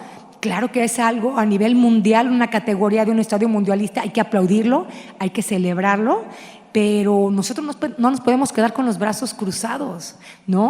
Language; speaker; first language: Spanish; native; Spanish